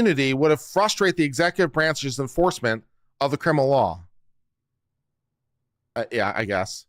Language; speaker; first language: English; native; English